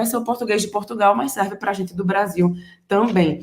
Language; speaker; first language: Portuguese; native; Portuguese